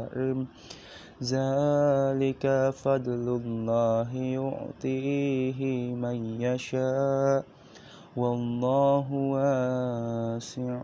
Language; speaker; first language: Arabic; non-native, learner; Indonesian